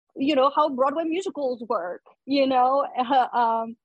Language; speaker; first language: English; non-native, fluent; French